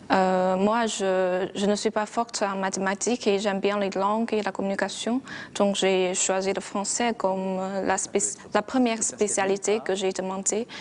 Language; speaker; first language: French; non-native, fluent; Chinese